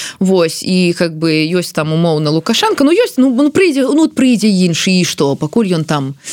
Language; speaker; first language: Belarusian; non-native, local second language; Russian